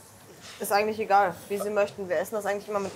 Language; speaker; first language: German; native; German